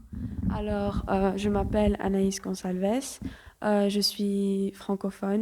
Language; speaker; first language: French; early bilingual, heritage; French